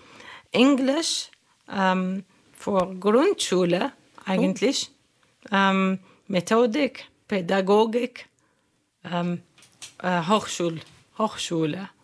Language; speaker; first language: German; non-native, learner; Arabic